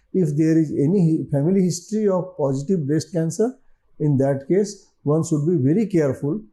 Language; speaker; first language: English; non-native, local second language; Bangla